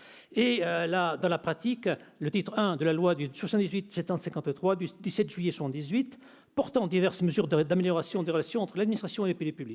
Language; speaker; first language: French; native; French